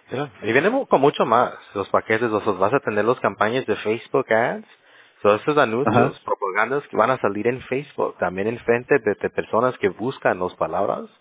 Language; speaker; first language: Spanish; early bilingual, heritage; English